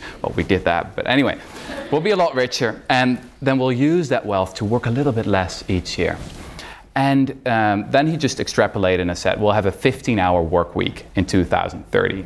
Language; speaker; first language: English; non-native, fluent; Dutch